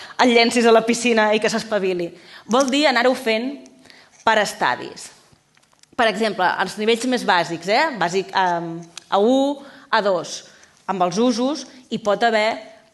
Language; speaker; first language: Catalan; native; Catalan